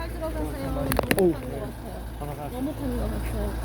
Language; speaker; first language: Korean; non-native, fluent; Turkish